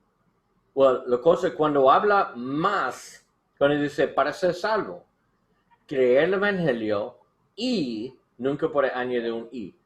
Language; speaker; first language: Spanish; non-native, learner; English